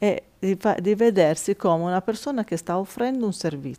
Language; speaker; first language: Italian; native; Italian